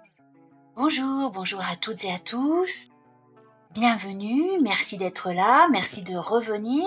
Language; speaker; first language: French; native; French